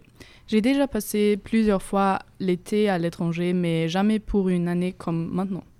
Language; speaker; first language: French; non-native, fluent; German